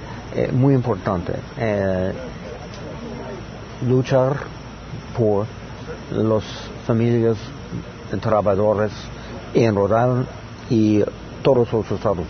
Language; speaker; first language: Spanish; non-native, learner; English